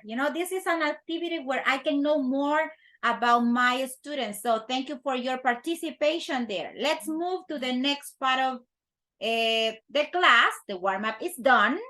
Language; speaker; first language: English; non-native, fluent; Spanish